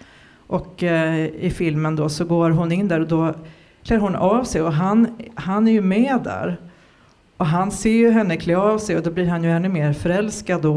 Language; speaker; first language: Swedish; native; Swedish